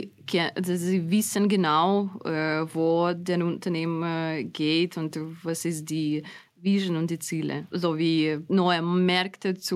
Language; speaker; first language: German; non-native, fluent; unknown